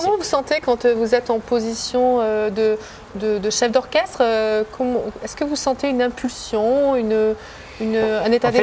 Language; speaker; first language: French; native; French